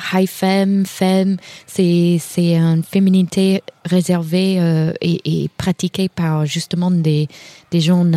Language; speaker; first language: French; non-native, fluent; English